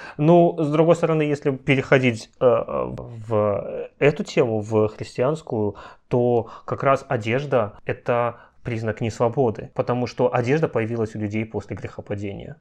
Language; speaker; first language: Russian; native; Russian